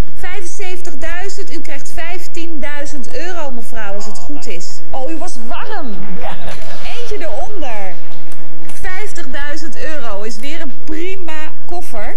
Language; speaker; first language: Dutch; native; Dutch